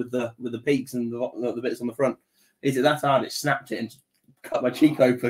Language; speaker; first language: English; native; English